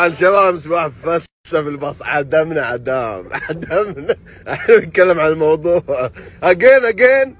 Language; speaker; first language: Arabic; non-native, learner; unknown